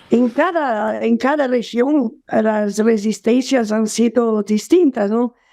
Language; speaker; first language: Spanish; non-native, fluent; Portuguese